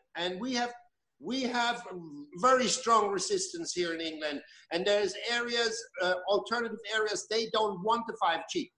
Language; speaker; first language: English; non-native, fluent; German